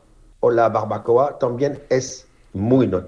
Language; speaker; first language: Spanish; non-native, fluent; French